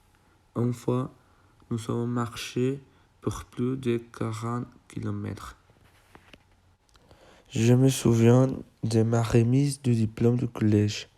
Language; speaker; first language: French; non-native, learner; Spanish